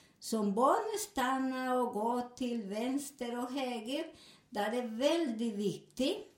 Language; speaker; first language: Swedish; non-native, learner; Spanish